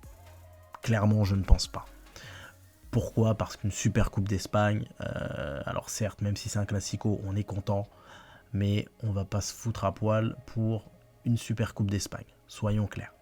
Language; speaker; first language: French; native; French